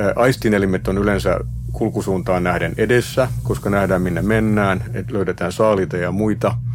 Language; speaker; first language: Finnish; native; Finnish